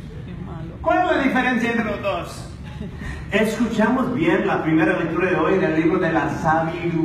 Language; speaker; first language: Spanish; non-native, fluent; English